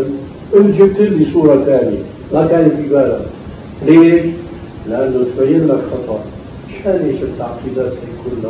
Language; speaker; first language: Arabic; native; Arabic